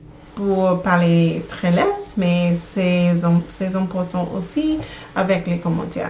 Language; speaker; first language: French; non-native, learner; English